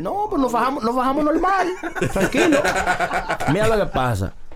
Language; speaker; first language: Spanish; early bilingual, heritage; Spanish